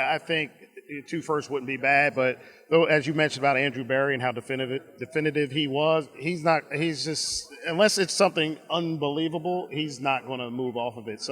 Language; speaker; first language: English; native; English